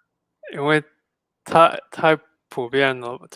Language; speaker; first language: Chinese; non-native, fluent; English